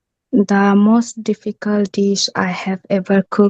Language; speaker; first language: English; non-native, learner; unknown